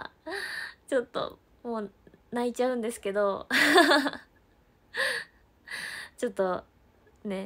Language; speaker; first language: Japanese; native; Japanese